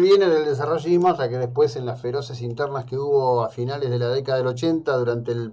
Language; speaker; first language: Spanish; native; Spanish